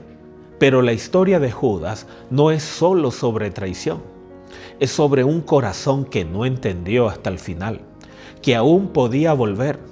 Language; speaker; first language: Spanish; native; Spanish